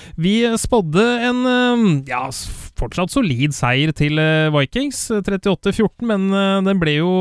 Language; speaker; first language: Norwegian; native; Norwegian